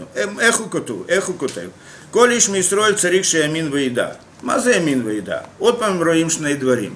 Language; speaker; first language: Hebrew; non-native, fluent; Russian